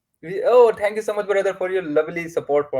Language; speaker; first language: English; non-native, learner; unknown